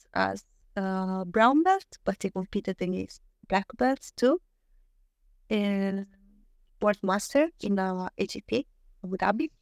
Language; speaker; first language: English; non-native, learner; Italian